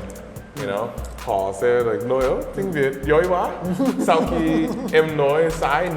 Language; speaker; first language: Vietnamese; non-native, learner; English